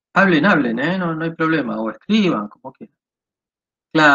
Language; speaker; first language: Spanish; native; Spanish